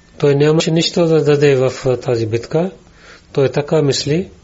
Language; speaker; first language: Bulgarian; non-native, learner; Urdu